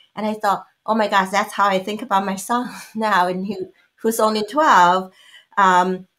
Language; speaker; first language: English; non-native, fluent; Chinese